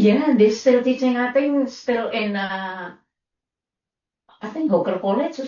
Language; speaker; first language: English; non-native, learner; Indonesian